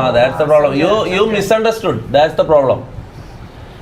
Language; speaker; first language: English; non-native, local second language; Malayalam